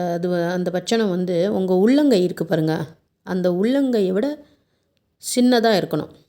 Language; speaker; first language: Tamil; non-native, local second language; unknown